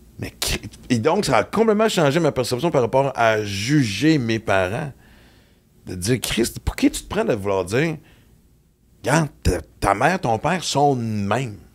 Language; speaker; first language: French; native; French